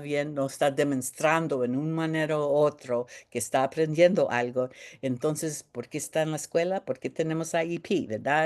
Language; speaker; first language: Spanish; early bilingual, heritage; Spanish